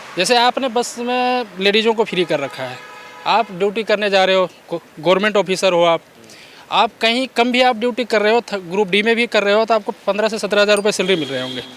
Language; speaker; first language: Hindi; native; Hindi